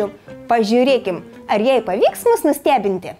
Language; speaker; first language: Lithuanian; native; Lithuanian